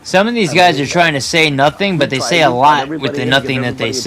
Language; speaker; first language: English; native; English